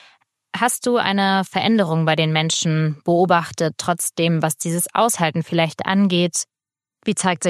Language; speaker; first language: German; native; German